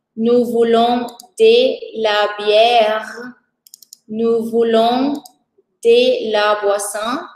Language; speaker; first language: French; non-native, fluent; Portuguese